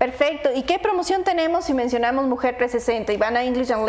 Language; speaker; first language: Spanish; native; Spanish